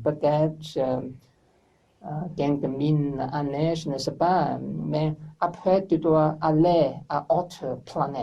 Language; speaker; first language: French; non-native, learner; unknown